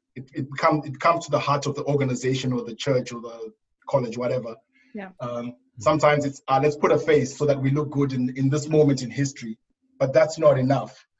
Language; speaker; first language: English; non-native, local second language; Shona